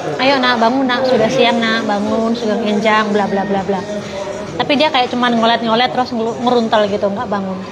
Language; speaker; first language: Indonesian; non-native, local second language; Javanese